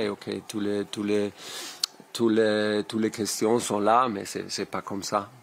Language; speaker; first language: French; non-native, learner; German